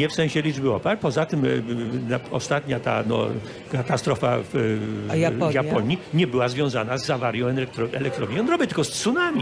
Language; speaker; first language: Polish; native; Polish